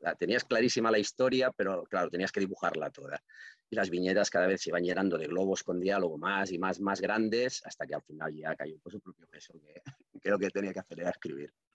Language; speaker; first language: Spanish; non-native, local second language; Catalan